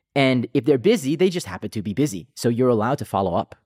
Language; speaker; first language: English; non-native, fluent; Hebrew